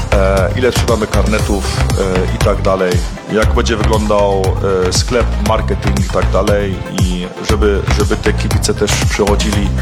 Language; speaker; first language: Polish; early bilingual, heritage; Polish